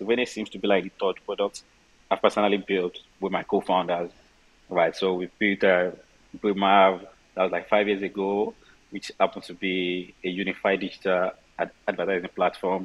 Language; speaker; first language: English; non-native, local second language; Yoruba